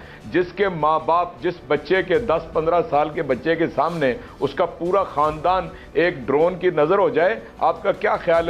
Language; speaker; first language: Urdu; native; Urdu